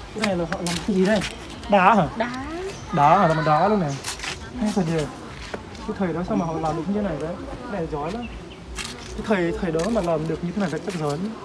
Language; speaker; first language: Vietnamese; non-native, local second language; Jarai